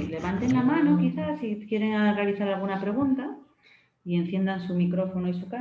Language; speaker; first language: Spanish; native; Spanish